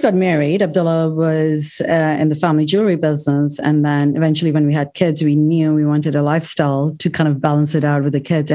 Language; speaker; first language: English; non-native, local second language; Urdu